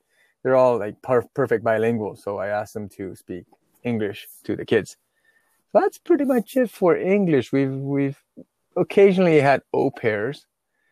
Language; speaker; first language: English; non-native, fluent; Chinese